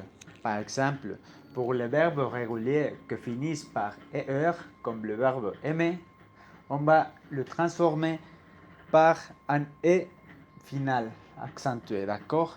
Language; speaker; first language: French; non-native, learner; Spanish